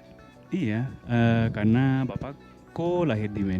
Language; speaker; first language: Indonesian; non-native, fluent; Dutch